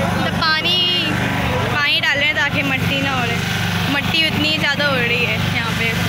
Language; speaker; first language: Urdu; native; Urdu